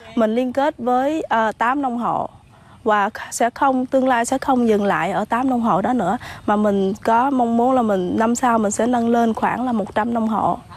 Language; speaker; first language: Vietnamese; non-native, local second language; Khmer